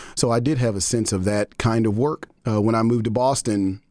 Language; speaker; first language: English; native; English